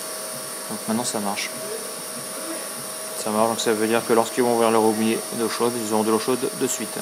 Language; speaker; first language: French; native; French